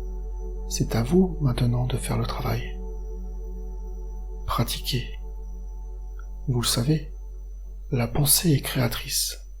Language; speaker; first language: French; native; French